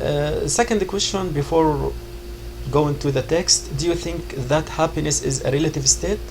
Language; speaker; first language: English; non-native, fluent; Arabic